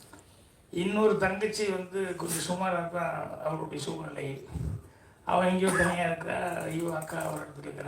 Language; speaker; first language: Tamil; native; Tamil